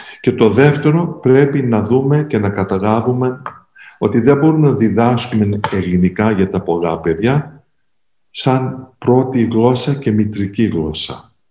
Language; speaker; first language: Greek; early bilingual, heritage; Greek